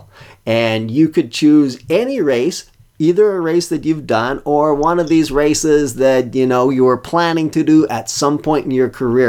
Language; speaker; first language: English; native; English